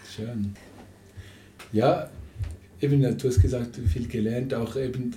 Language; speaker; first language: German; native; German